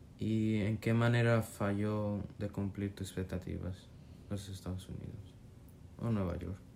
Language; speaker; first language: Spanish; early bilingual, heritage; Spanish